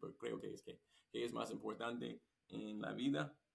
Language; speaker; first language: Spanish; non-native, learner; English